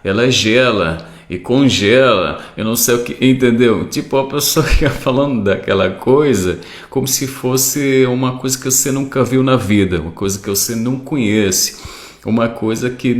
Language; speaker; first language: Portuguese; non-native, fluent; Arabic